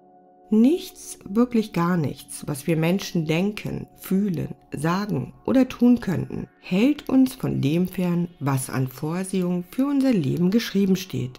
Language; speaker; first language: German; native; German